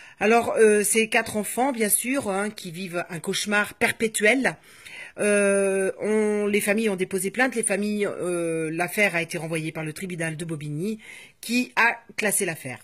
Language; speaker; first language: French; native; French